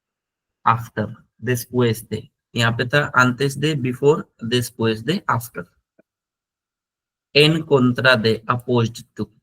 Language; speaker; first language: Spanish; non-native, fluent; Hindi